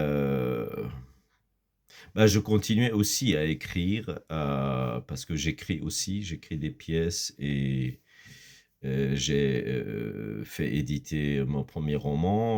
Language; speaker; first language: French; non-native, fluent; Kurdish